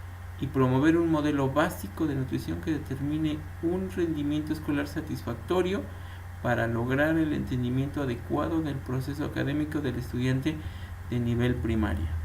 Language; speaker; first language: Spanish; native; Spanish